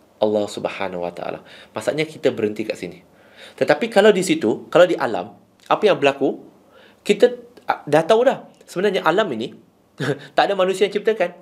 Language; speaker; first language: Malay; non-native, local second language; Chinese